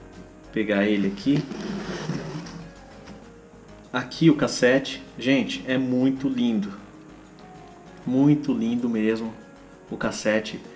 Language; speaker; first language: Portuguese; native; Portuguese